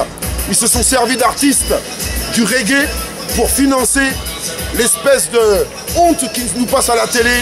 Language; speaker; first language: French; native; French